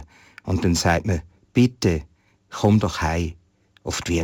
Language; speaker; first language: German; native; German